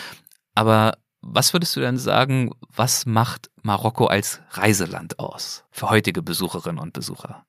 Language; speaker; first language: German; native; German